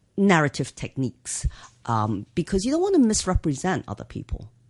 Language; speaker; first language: English; native; English